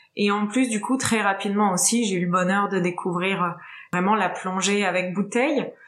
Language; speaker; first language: French; native; French